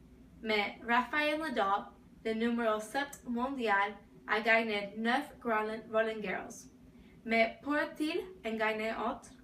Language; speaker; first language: French; non-native, learner; English